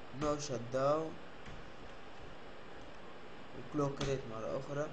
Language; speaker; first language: Arabic; native; Arabic